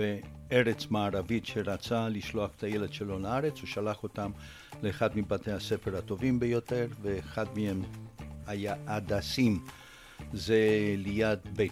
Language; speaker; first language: Hebrew; non-native, fluent; Romanian